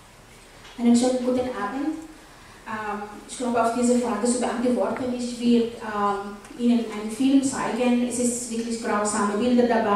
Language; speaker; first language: German; non-native, fluent; Arabic